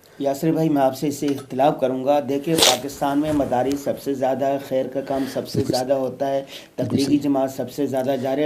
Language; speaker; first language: Urdu; native; Urdu